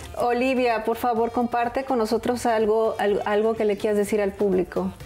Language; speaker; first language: Spanish; native; Spanish